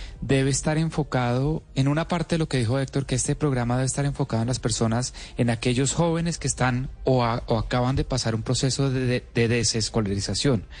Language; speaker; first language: Spanish; native; Spanish